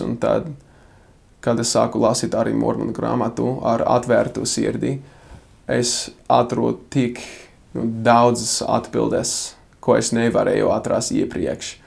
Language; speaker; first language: Latvian; non-native, fluent; English